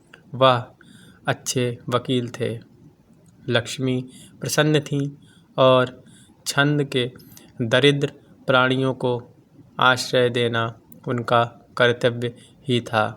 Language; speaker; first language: Hindi; native; Hindi